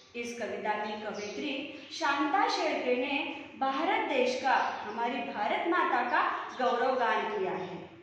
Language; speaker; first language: Hindi; non-native, local second language; Marathi